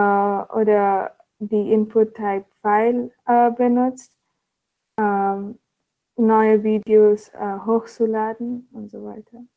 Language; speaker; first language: German; non-native, learner; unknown